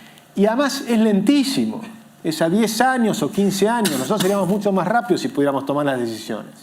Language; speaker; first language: Spanish; native; Spanish